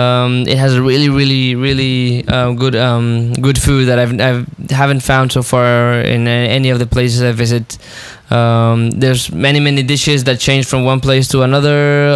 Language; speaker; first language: English; non-native, fluent; Spanish